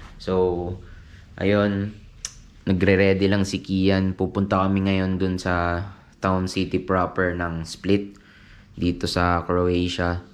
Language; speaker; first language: Filipino; native; Filipino